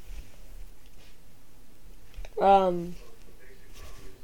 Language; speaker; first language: English; native; English